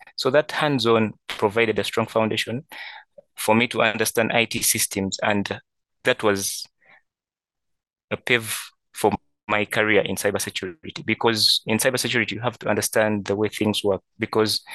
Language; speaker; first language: English; non-native, local second language; Ganda